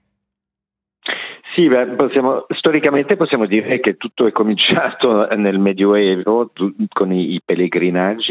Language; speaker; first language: Italian; non-native, local second language; French